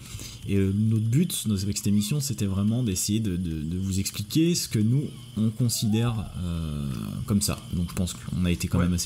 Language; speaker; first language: French; native; French